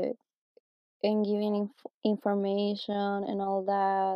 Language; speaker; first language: English; non-native, fluent; Spanish